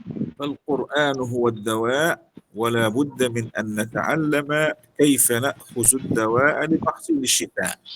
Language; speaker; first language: Arabic; native; Arabic